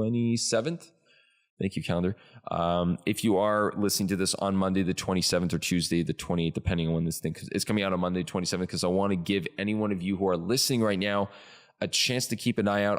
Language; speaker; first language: English; native; English